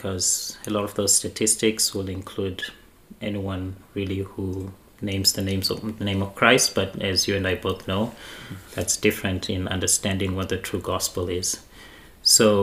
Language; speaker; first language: English; non-native, local second language; Shona